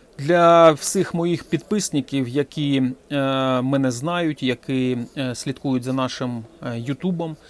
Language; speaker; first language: Ukrainian; non-native, local second language; Russian